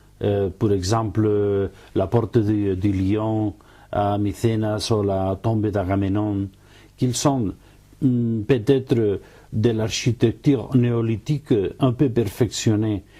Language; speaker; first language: French; non-native, learner; Catalan